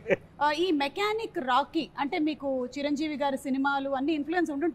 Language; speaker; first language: Telugu; native; Telugu